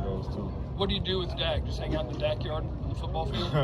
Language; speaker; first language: English; native; English